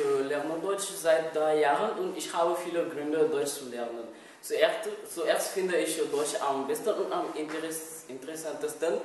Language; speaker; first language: German; non-native, learner; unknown